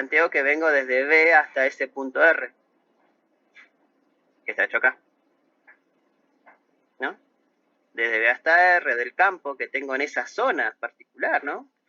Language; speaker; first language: Spanish; native; Spanish